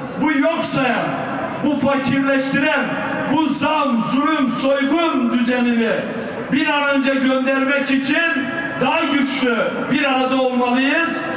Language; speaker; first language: Turkish; non-native, local second language; Kurdish